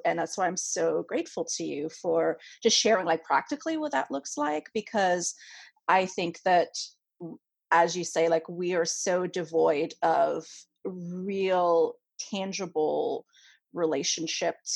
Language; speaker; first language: English; non-native, fluent; French